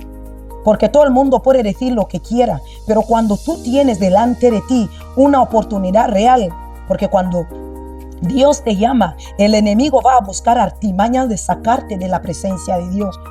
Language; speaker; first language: Spanish; non-native, local second language; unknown